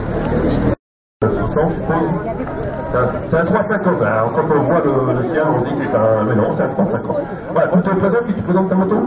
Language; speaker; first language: French; native; French